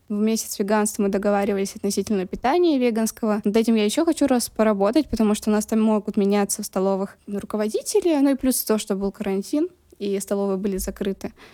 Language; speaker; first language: Russian; non-native, local second language; Lezghian